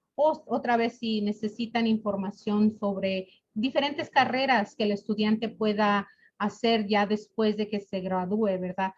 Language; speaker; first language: Spanish; early bilingual, other home language; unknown